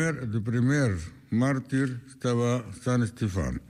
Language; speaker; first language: Spanish; non-native, fluent; Arabic